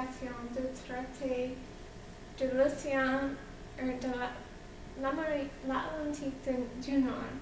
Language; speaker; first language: French; non-native, learner; English